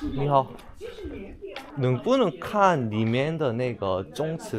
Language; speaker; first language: Chinese; non-native, fluent; Korean